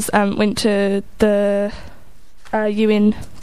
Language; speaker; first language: English; native; English